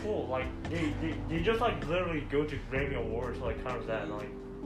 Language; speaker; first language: English; non-native, learner; Korean